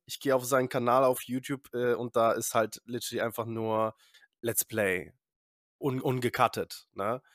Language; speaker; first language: German; early bilingual, other home language; Polish